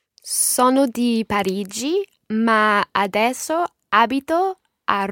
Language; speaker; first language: Italian; non-native, learner; English